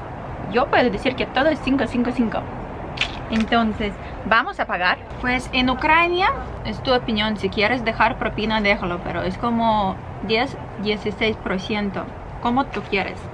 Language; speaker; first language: Spanish; non-native, fluent; Russian